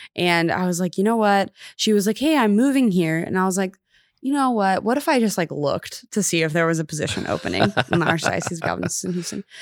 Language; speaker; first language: English; native; English